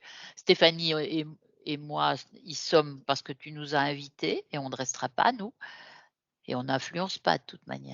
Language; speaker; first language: French; native; French